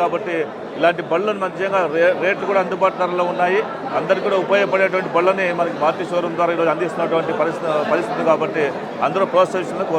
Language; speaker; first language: Telugu; native; Telugu